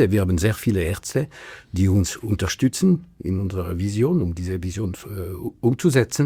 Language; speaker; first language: German; non-native, local second language; French